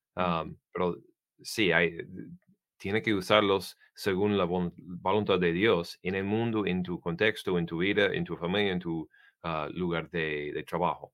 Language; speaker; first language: Spanish; non-native, fluent; English